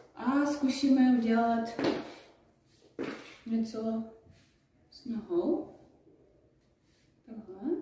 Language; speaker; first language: Czech; non-native, learner; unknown